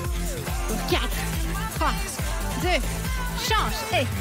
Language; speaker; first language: French; native; French